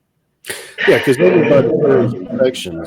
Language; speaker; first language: English; native; English